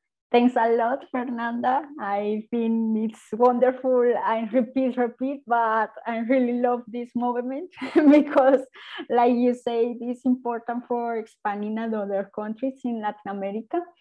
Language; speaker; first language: English; non-native, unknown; Spanish